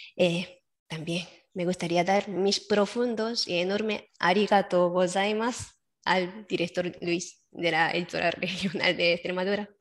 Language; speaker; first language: Spanish; non-native, fluent; Japanese